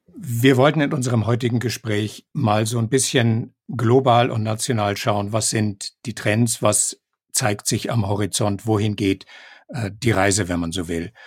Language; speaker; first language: German; native; German